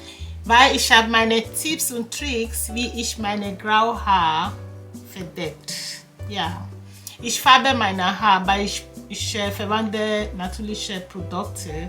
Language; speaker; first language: German; non-native, learner; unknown